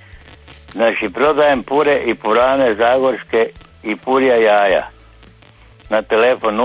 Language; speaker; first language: Croatian; native; Croatian